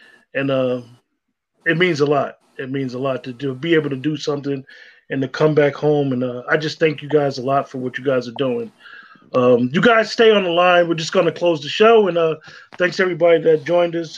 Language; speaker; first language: English; native; English